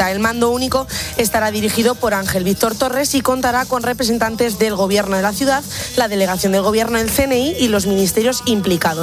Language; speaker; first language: Spanish; native; Spanish